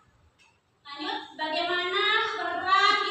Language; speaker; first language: Indonesian; native; Indonesian